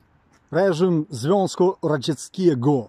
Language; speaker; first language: Polish; non-native, fluent; Ukrainian